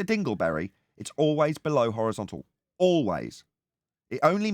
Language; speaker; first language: English; native; English